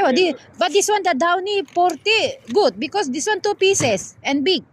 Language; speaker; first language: English; non-native, learner; Filipino